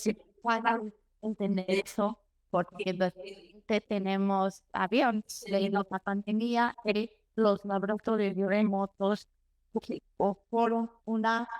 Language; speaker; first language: Spanish; non-native, learner; Portuguese